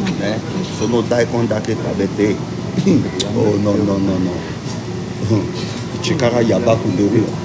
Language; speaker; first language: Japanese; non-native, learner; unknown